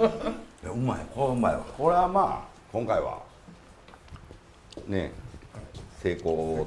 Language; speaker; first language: Japanese; native; Japanese